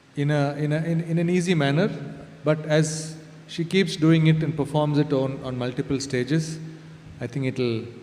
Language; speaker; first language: English; non-native, local second language; Tamil